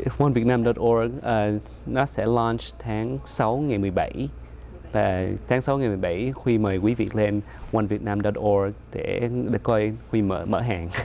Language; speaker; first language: Vietnamese; early bilingual, heritage; Vietnamese